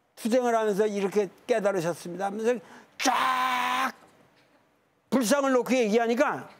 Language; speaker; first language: Korean; native; Korean